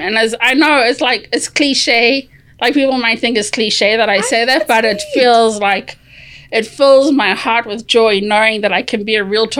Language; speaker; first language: English; native; English